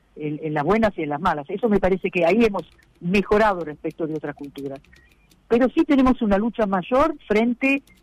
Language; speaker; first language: Spanish; non-native, fluent; Italian